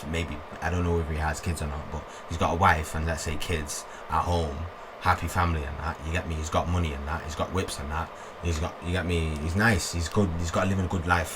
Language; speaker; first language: English; native; English